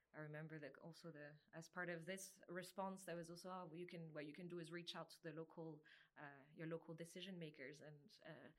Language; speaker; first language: English; non-native, fluent; French